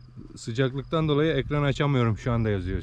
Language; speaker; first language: Turkish; native; Turkish